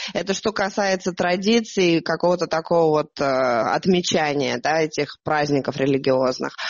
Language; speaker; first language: Russian; native; Russian